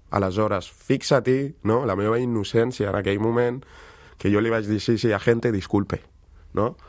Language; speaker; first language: Catalan; early bilingual, other home language; Wolof